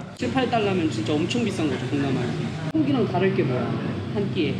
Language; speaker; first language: Korean; native; Korean